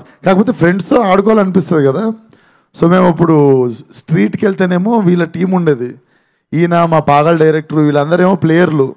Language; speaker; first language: Telugu; native; Telugu